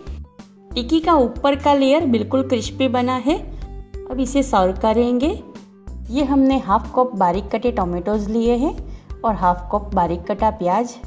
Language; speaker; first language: Hindi; non-native, local second language; Gujarati